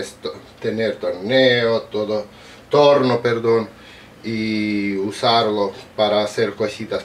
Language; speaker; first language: Spanish; non-native, learner; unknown